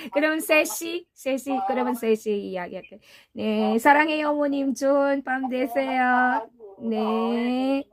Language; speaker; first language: Korean; non-native, fluent; Filipino